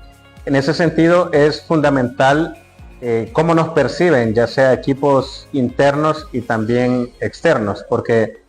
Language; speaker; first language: Spanish; native; Spanish